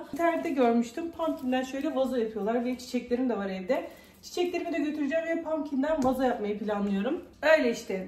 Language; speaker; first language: Turkish; native; Turkish